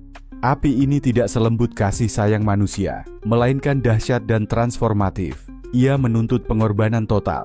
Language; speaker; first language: Indonesian; native; Indonesian